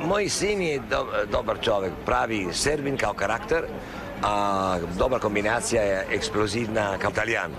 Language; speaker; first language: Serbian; non-native, learner; Italian